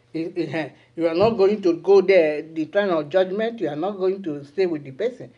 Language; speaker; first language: English; non-native, local second language; Igbo